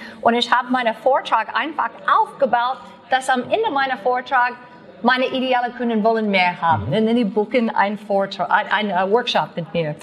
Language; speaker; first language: German; non-native, learner; English